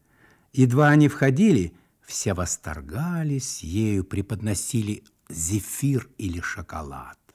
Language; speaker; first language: Russian; native; Russian